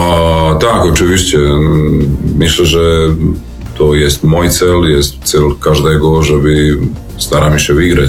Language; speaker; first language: Polish; non-native, learner; Serbian